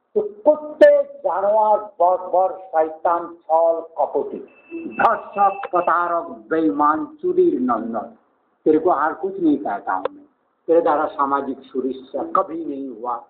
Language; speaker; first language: Hindi; native; Hindi